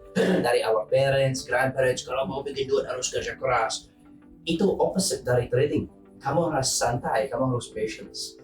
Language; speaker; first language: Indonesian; non-native, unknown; English